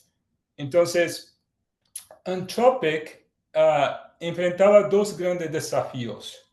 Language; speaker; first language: Spanish; non-native, fluent; Portuguese